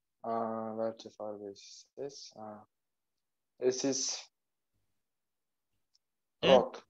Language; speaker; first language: German; non-native, learner; Turkish